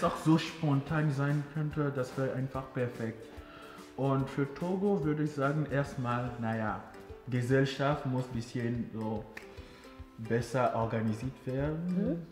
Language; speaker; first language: German; non-native, fluent; Ewe